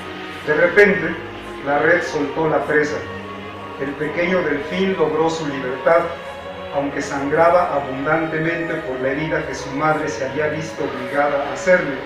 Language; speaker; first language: Spanish; native; Spanish